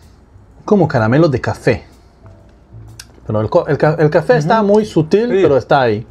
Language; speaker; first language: Spanish; non-native, fluent; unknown